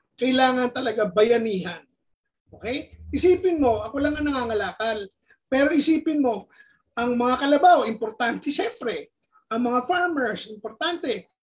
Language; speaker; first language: Filipino; native; Filipino